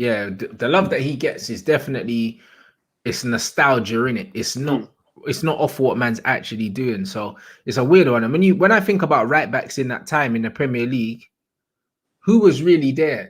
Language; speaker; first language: English; native; English